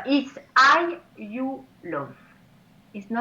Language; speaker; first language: English; non-native, fluent; French